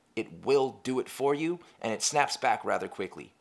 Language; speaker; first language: English; native; English